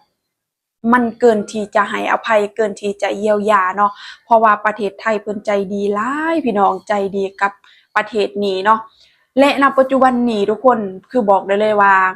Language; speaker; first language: Thai; non-native, local second language; Northeastern Thai